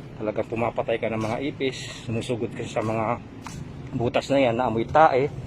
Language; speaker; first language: Filipino; non-native, local second language; Pampanga